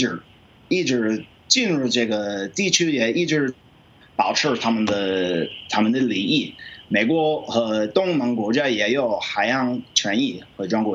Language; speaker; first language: Chinese; non-native, fluent; English